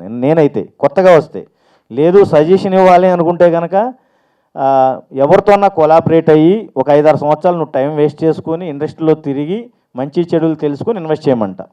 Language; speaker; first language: Telugu; native; Telugu